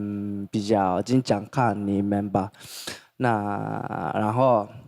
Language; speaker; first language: Chinese; non-native, fluent; Thai